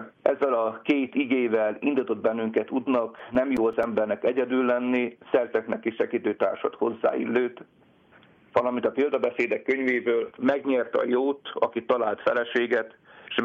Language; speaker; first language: Hungarian; native; Hungarian